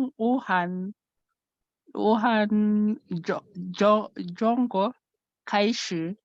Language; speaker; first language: Chinese; non-native, learner; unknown